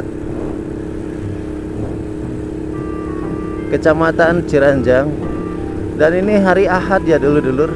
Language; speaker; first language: Indonesian; non-native, local second language; Sundanese